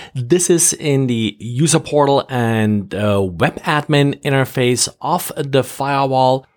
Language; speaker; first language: English; non-native, fluent; German